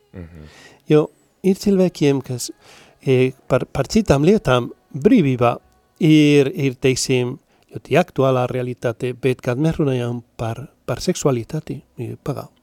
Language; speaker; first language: Latvian; non-native, learner; Spanish